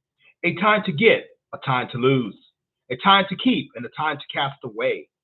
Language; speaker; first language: English; native; English